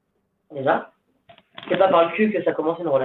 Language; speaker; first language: French; native; French